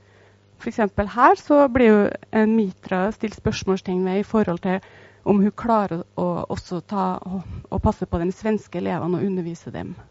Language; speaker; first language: Norwegian; native; Norwegian